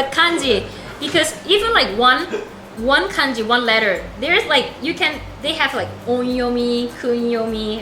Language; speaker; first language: English; non-native, fluent; Japanese